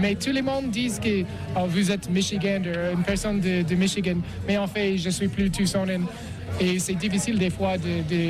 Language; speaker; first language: French; non-native, fluent; English